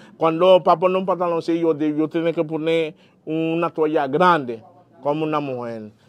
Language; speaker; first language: Spanish; non-native, learner; Haitian Creole